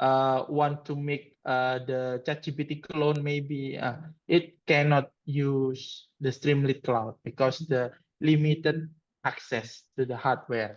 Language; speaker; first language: English; non-native, learner; Indonesian